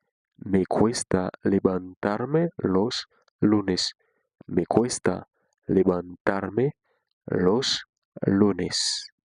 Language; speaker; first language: Spanish; non-native, fluent; Haitian Creole